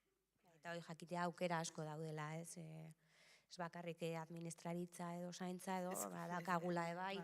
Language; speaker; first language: Basque; native; Basque